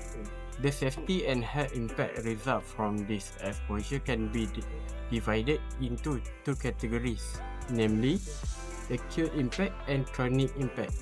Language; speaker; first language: English; non-native, local second language; Malay